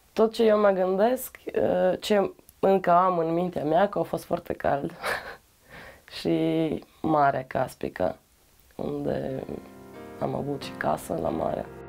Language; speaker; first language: Romanian; non-native, fluent; Russian